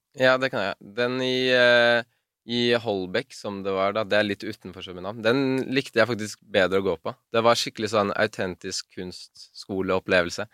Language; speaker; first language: Norwegian; native; Norwegian